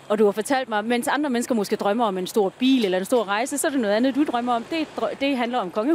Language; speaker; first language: Danish; native; Danish